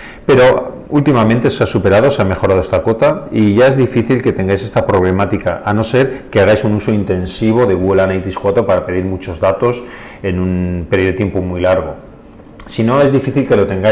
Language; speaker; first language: Spanish; native; Spanish